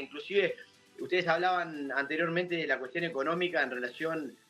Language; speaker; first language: Spanish; native; Spanish